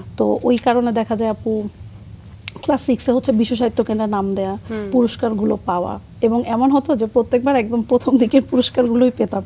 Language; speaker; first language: Bangla; native; Bangla